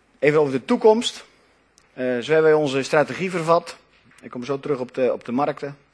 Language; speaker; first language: Dutch; native; Dutch